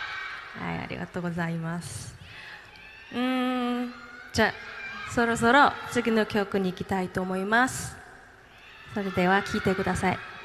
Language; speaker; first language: Japanese; non-native, learner; Korean